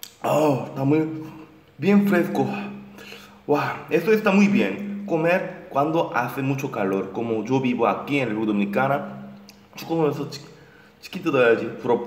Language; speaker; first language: Spanish; non-native, learner; Korean